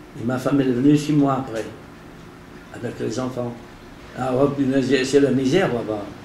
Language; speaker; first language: French; non-native, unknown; Portuguese